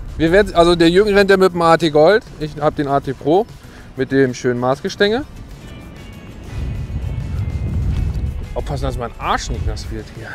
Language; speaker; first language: German; native; German